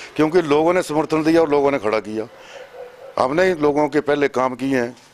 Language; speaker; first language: Hindi; native; Hindi